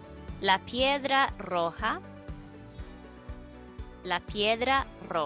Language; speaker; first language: Spanish; non-native, fluent; English